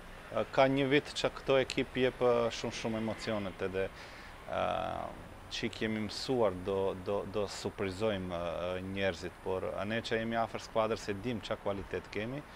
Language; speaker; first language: Albanian; non-native, fluent; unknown